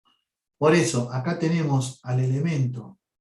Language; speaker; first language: Spanish; native; Spanish